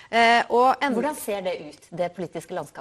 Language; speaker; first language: Norwegian; native; Norwegian